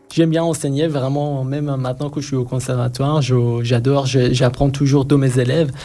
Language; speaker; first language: French; non-native, fluent; Persian